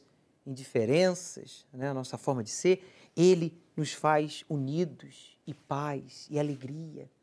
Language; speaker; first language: Portuguese; native; Portuguese